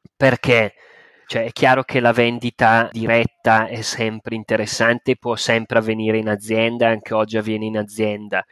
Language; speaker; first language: Italian; native; Italian